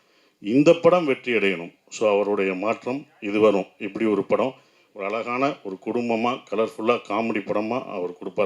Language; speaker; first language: Tamil; native; Tamil